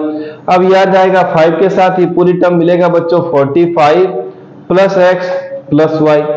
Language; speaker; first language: Hindi; native; Hindi